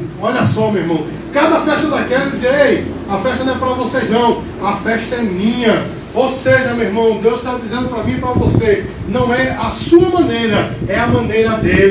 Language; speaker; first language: Portuguese; native; Portuguese